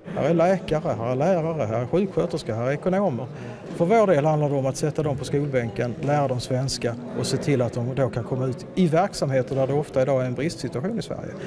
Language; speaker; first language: Swedish; early bilingual, other home language; Persian